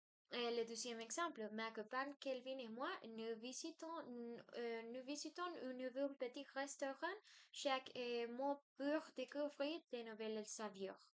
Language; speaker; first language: French; non-native, learner; Spanish